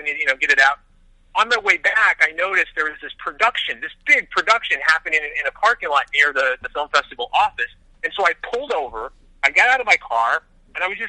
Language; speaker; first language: English; native; English